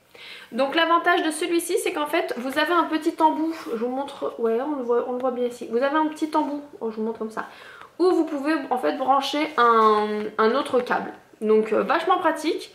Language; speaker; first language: French; native; French